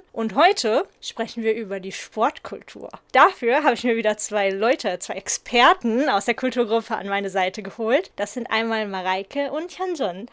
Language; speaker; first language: German; native; German